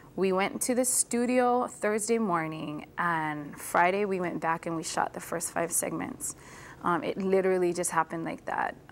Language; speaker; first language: English; native; English